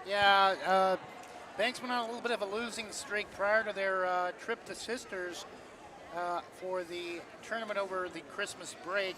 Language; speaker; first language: English; native; English